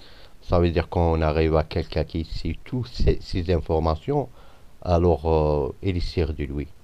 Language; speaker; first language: French; non-native, fluent; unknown